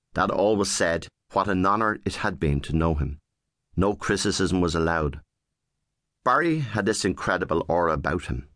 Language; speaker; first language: English; native; English